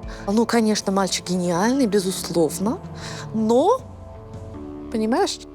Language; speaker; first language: Russian; native; Russian